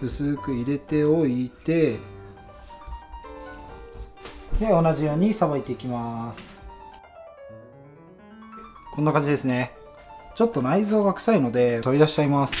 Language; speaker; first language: Japanese; native; Japanese